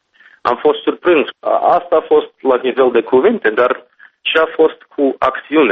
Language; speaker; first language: Romanian; non-native, fluent; English